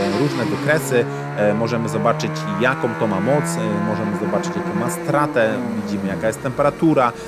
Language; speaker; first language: Polish; native; Polish